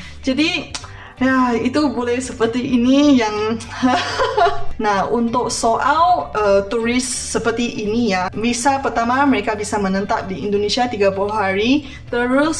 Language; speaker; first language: Indonesian; non-native, fluent; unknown